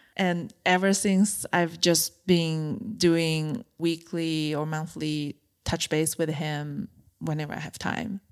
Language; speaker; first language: English; non-native, fluent; Chinese